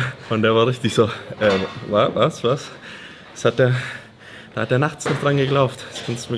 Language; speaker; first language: German; native; German